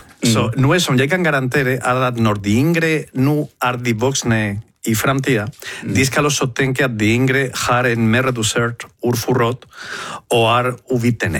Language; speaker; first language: Norwegian; non-native, fluent; Spanish